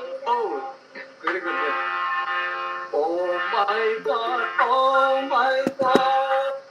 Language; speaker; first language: English; non-native, local second language; Malayalam